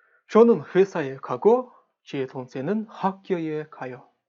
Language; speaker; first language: Korean; non-native, fluent; Kazakh